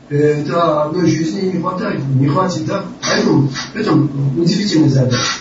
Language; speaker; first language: Russian; non-native, local second language; Georgian